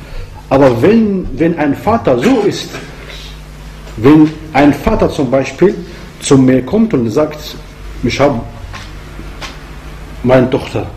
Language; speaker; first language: German; non-native, fluent; Arabic